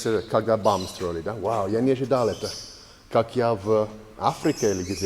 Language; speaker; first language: Russian; non-native, learner; English